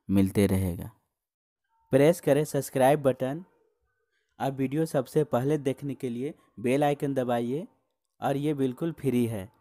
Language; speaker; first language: Hindi; native; Hindi